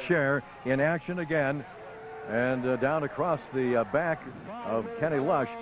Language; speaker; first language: English; native; English